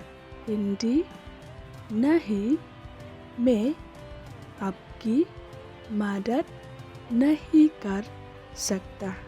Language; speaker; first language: Hindi; non-native, local second language; Khasi